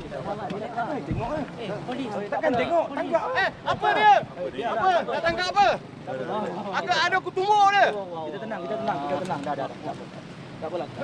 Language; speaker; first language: Malay; native; Malay